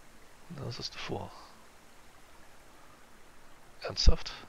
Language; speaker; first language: German; native; German